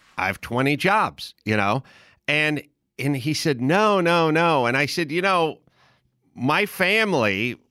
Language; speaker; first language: English; native; English